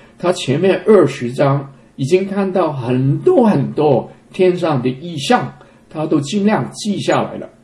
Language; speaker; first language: Chinese; non-native, local second language; Cantonese